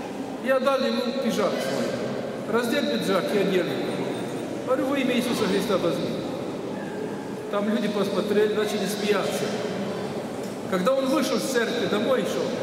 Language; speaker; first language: Russian; non-native, local second language; Ukrainian